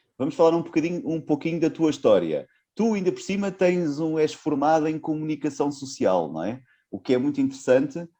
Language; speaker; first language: Portuguese; native; Portuguese